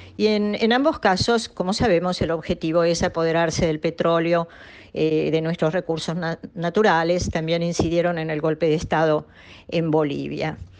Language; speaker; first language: Spanish; native; Spanish